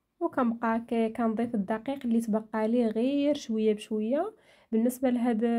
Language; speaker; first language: Arabic; native; Arabic